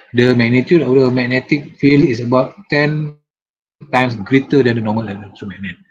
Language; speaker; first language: English; non-native, local second language; Malay